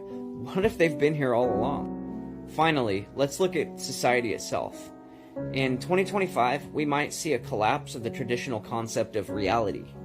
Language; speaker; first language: English; native; English